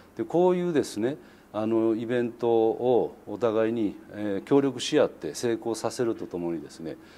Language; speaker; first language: Japanese; native; Japanese